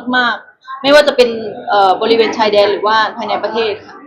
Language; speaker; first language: Thai; early bilingual, other home language; Khmer